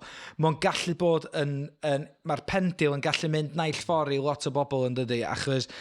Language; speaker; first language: Welsh; native; Welsh